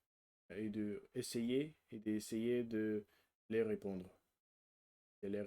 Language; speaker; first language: French; non-native, learner; Russian